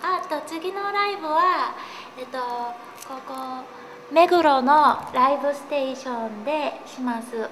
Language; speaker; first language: Japanese; non-native, learner; Korean